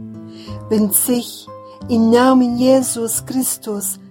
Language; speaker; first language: German; non-native, fluent; Portuguese